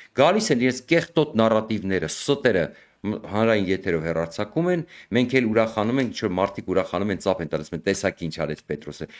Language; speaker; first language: Armenian; native; Armenian